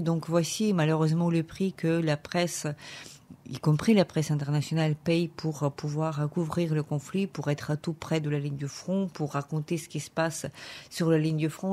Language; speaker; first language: French; non-native, fluent; Ukrainian